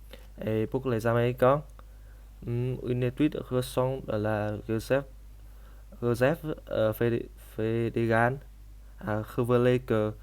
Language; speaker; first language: French; non-native, learner; Vietnamese